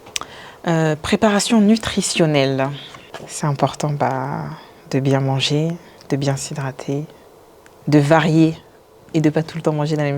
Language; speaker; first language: French; native; French